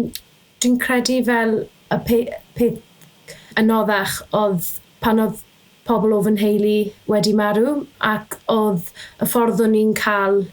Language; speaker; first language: Welsh; native; Welsh